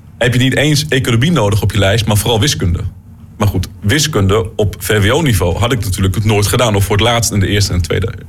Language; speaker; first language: Dutch; native; Dutch